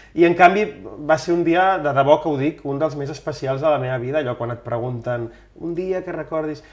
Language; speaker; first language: Catalan; native; Catalan